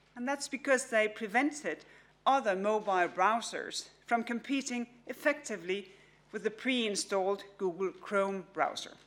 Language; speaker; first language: English; non-native, fluent; Danish